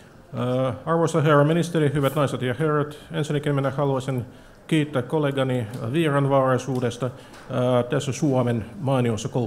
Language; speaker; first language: Finnish; non-native, fluent; Russian